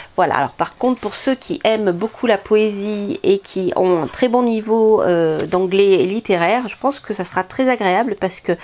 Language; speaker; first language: French; native; French